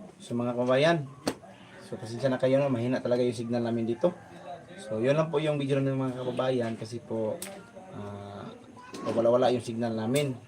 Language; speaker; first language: Filipino; native; Filipino